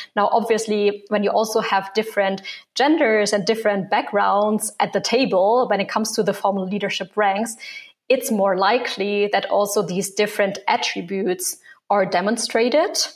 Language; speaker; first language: English; non-native, fluent; German